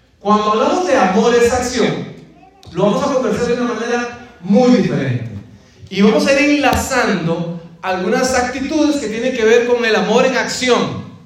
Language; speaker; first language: Spanish; native; Spanish